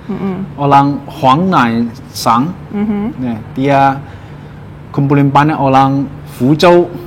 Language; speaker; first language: Indonesian; non-native, learner; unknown